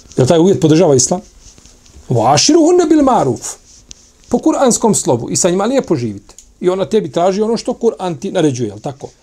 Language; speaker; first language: Bosnian; native; Bosnian